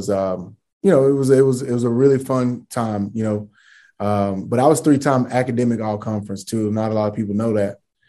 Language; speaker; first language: English; native; English